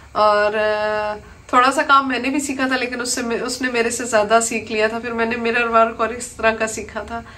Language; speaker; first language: Urdu; non-native, local second language; Punjabi